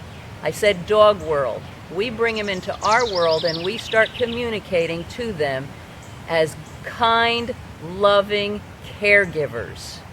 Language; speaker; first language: English; native; English